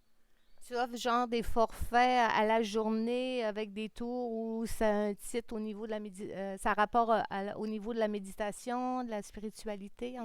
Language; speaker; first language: French; native; French